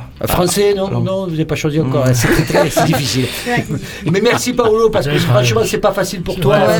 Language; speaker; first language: French; native; French